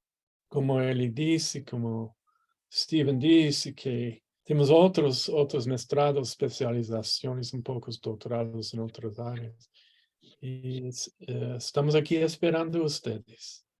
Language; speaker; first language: Spanish; non-native, learner; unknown